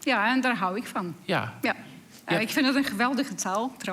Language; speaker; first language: Dutch; non-native, fluent; Polish